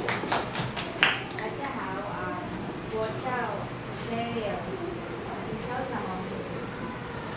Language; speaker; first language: Chinese; non-native, learner; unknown